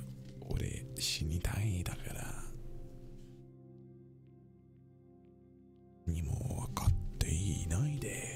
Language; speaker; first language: Japanese; non-native, learner; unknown